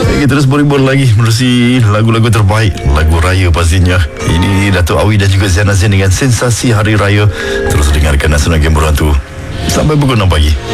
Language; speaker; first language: Malay; native; Malay